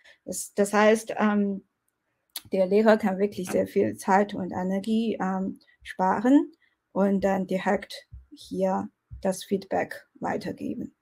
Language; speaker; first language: German; non-native, fluent; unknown